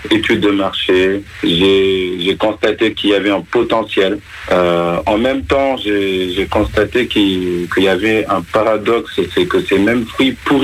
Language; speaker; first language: French; non-native, local second language; Wolof